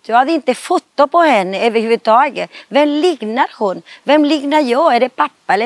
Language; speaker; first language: Swedish; non-native, fluent; Spanish